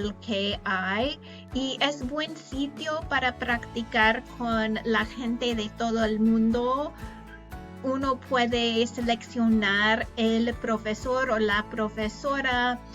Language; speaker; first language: Spanish; non-native, fluent; English